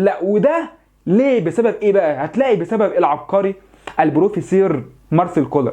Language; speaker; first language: Arabic; native; Arabic